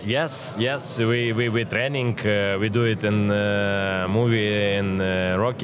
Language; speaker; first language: English; non-native, learner; Dutch